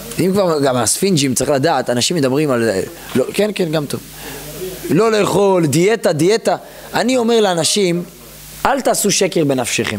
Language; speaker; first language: Hebrew; native; Hebrew